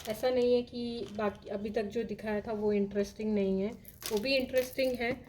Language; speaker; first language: Hindi; non-native, local second language; Telugu